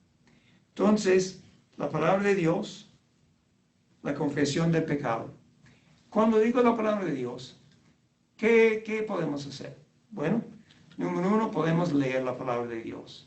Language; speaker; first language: Spanish; non-native, fluent; English